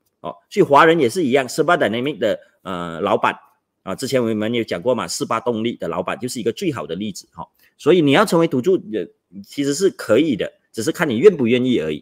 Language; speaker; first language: Chinese; native; Chinese